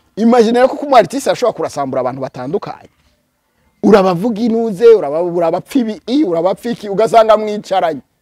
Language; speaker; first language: Rundi; early bilingual, heritage; Rundi